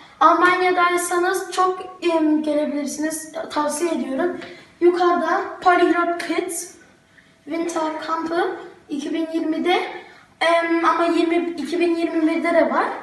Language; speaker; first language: Turkish; early bilingual, heritage; Turkish